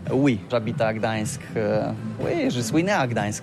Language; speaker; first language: French; non-native, learner; Polish